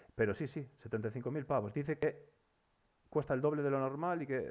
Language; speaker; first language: Spanish; native; Spanish